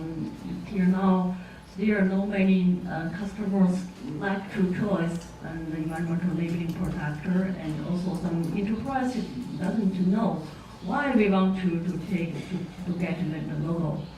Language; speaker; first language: English; non-native, fluent; Chinese